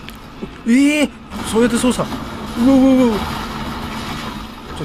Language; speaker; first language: Japanese; native; Japanese